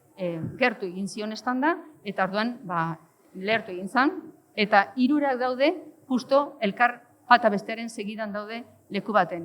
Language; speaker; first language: Basque; native; Basque